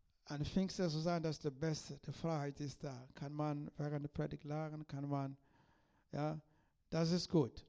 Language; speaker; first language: German; non-native, learner; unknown